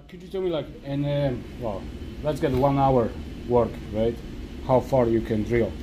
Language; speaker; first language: English; non-native, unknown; Polish